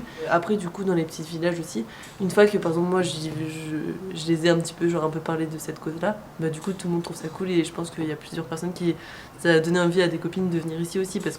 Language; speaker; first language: French; native; French